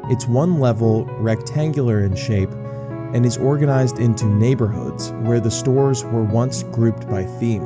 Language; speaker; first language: English; native; English